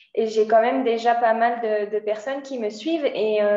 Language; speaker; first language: Spanish; non-native, fluent; French